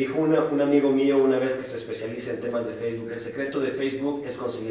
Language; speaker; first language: Spanish; native; Spanish